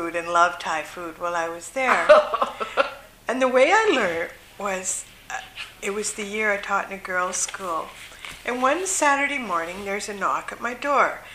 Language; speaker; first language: English; native; English